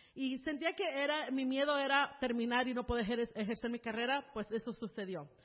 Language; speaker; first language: Spanish; early bilingual, heritage; Spanish